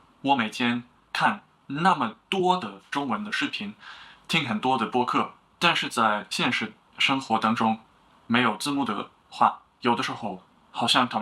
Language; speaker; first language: Chinese; non-native, learner; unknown